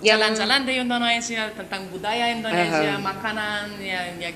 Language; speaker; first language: Indonesian; non-native, learner; Lithuanian